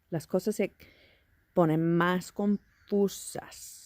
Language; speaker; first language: Spanish; non-native, fluent; English